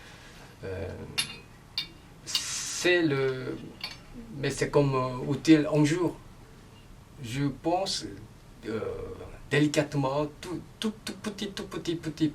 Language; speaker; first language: French; non-native, learner; Korean